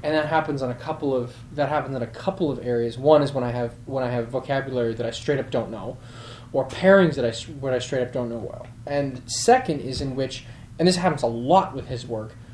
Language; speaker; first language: English; native; English